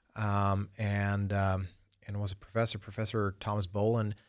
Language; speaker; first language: English; early bilingual, other home language; Swedish